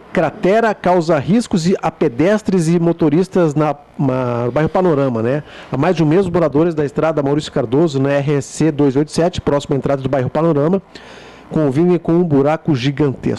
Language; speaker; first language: Portuguese; native; Portuguese